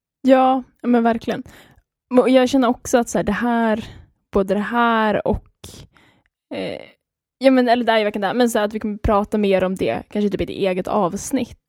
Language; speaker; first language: Swedish; native; Swedish